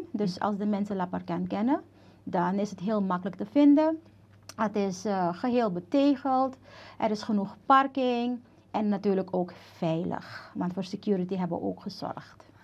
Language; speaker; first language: Dutch; native; Dutch